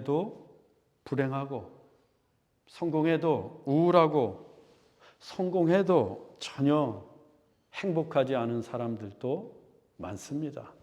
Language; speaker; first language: Korean; native; Korean